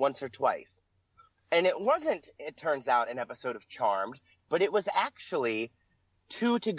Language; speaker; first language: English; native; English